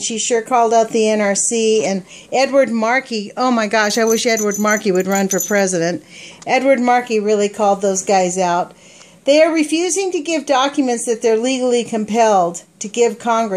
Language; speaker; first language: English; native; English